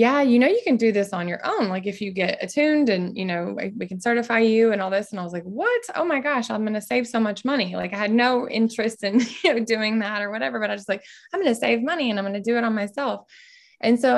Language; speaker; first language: English; native; English